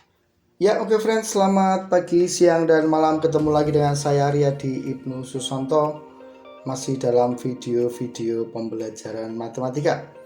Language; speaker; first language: Indonesian; native; Indonesian